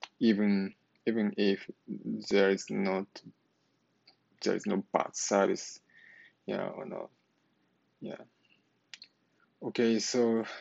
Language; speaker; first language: English; non-native, learner; Japanese